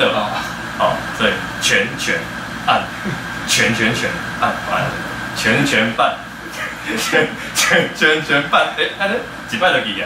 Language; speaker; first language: Chinese; native; Chinese